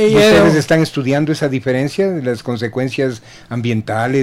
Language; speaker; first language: Spanish; native; Spanish